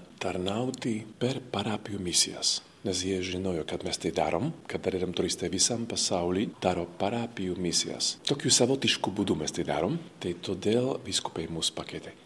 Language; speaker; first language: Lithuanian; non-native, fluent; Slovak